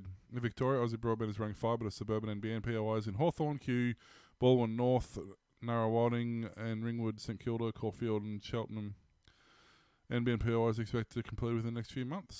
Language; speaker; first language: English; native; English